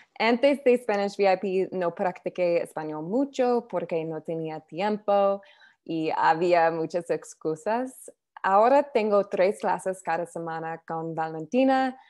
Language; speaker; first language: Spanish; non-native, learner; English